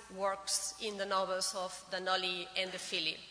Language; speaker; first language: English; non-native, fluent; Spanish